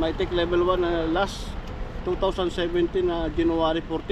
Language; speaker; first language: English; non-native, learner; Filipino